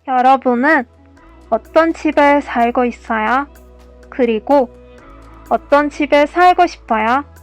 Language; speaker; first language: Korean; non-native, learner; Persian